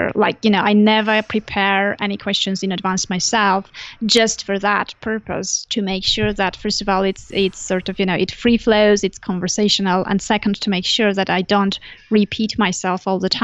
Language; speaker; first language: English; non-native, fluent; Armenian